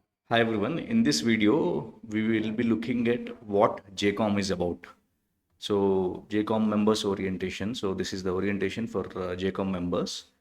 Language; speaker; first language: English; non-native, local second language; Telugu